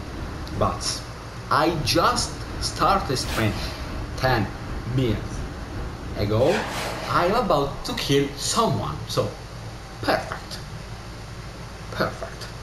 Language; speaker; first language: English; non-native, learner; Italian